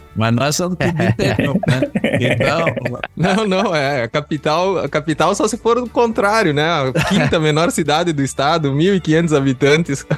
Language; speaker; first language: Portuguese; native; Portuguese